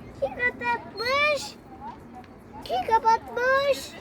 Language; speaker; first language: Turkish; early bilingual, heritage; Turkish